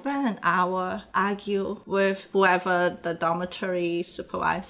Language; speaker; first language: English; non-native, local second language; Cantonese